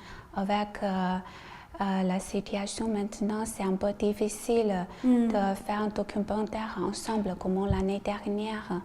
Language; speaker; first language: French; non-native, learner; Chinese